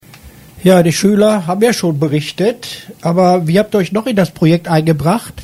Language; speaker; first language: German; native; German